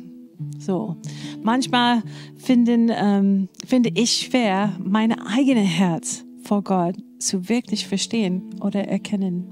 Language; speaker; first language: German; non-native, fluent; English